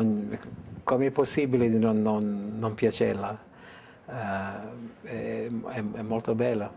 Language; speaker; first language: Italian; early bilingual, heritage; English